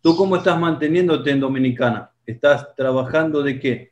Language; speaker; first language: Spanish; non-native, fluent; Portuguese